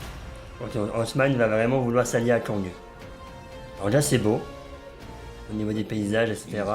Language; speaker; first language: French; native; French